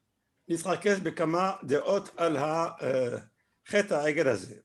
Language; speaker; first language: Hebrew; non-native, fluent; French